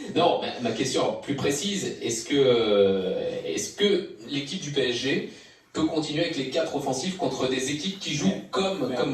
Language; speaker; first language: French; native; French